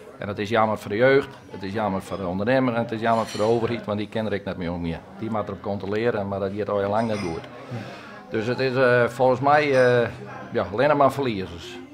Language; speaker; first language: Dutch; non-native, local second language; Western Frisian